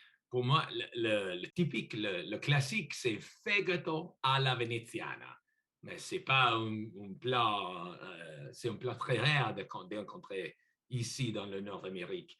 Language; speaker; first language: French; non-native, learner; English